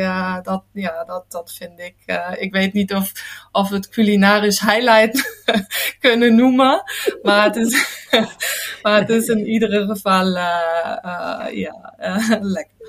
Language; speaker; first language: Dutch; non-native, fluent; German